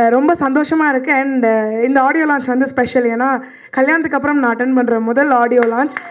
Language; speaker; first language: Tamil; native; Tamil